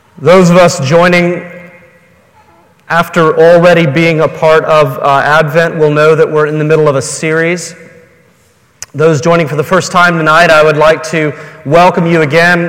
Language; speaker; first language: English; native; English